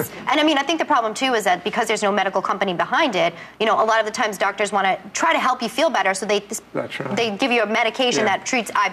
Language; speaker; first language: English; native; English